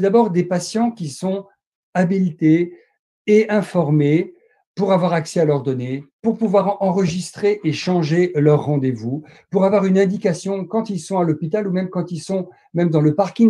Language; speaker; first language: French; native; French